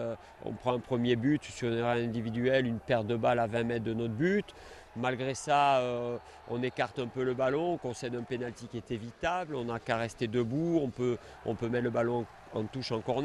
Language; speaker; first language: French; native; French